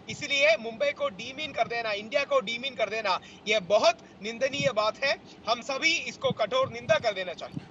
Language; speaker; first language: Hindi; non-native, local second language; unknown